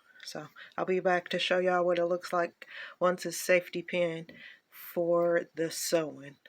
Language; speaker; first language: English; native; English